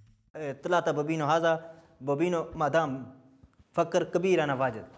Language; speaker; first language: Arabic; non-native, learner; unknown